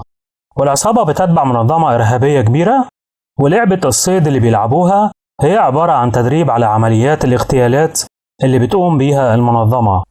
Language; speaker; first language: Arabic; native; Arabic